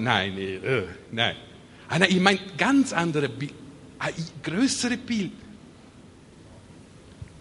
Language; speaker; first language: German; non-native, fluent; Italian